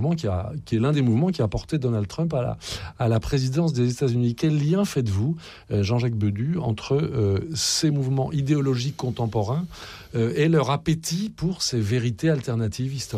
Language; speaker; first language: French; native; French